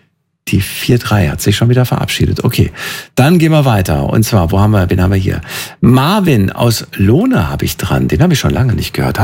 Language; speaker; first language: German; native; German